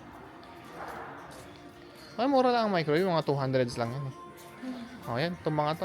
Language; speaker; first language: Filipino; native; Filipino